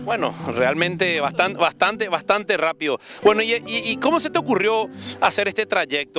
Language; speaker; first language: Spanish; native; Spanish